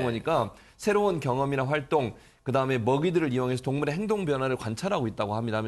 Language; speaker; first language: Korean; native; Korean